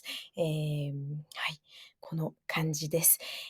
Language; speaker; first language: Japanese; non-native, fluent; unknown